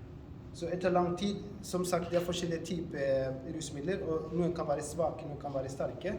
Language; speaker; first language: Norwegian; non-native, fluent; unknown